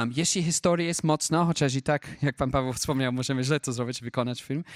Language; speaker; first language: Polish; non-native, fluent; English